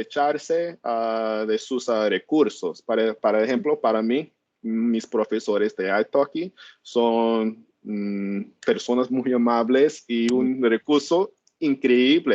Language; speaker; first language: Spanish; non-native, learner; English